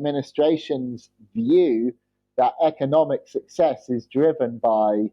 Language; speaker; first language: English; native; English